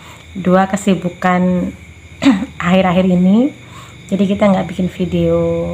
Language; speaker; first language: Indonesian; native; Indonesian